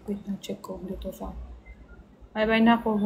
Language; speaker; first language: Filipino; non-native, learner; Chinese